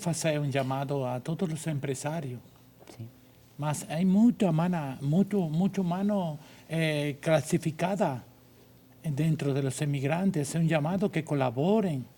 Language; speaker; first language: Portuguese; non-native, learner; Spanish